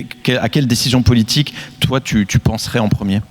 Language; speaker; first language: French; native; French